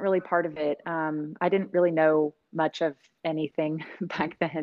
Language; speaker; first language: English; native; English